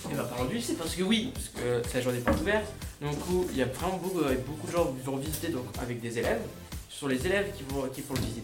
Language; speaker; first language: French; native; French